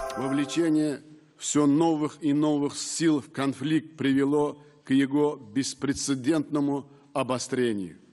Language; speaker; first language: Russian; non-native, local second language; Uzbek